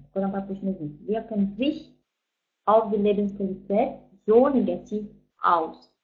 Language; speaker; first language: German; non-native, fluent; Russian